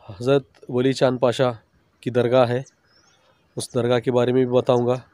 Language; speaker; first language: Hindi; non-native, local second language; Urdu